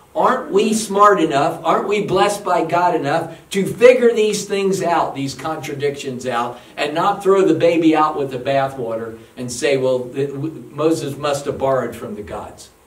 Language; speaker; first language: English; native; English